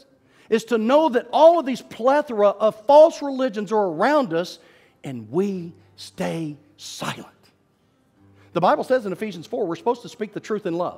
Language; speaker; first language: English; native; English